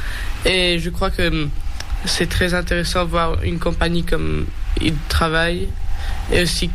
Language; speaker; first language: French; early bilingual, heritage; French